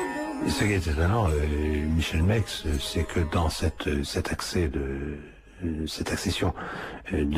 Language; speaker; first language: French; native; French